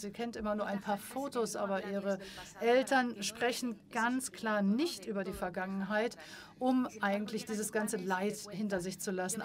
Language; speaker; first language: German; non-native, fluent; Spanish